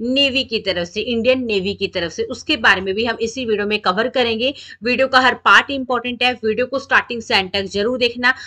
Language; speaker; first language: Hindi; native; Hindi